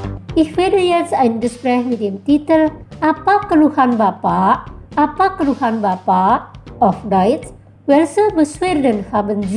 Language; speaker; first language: German; non-native, fluent; Indonesian